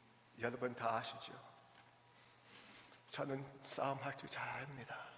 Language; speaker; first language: Korean; early bilingual, heritage; English